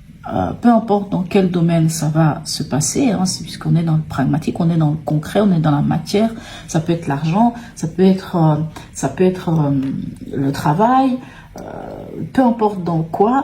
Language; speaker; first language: French; native; French